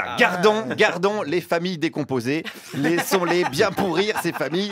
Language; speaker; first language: French; native; French